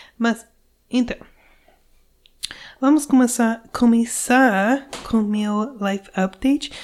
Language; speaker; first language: Portuguese; non-native, learner; English